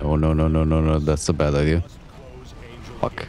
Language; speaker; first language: English; native; English